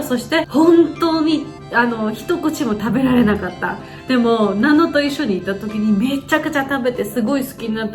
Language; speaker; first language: Japanese; non-native, fluent; Georgian